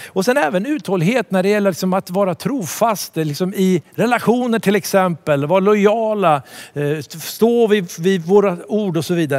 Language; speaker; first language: Swedish; native; Swedish